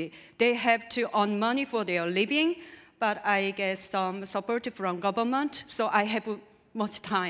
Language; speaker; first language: English; non-native, learner; Korean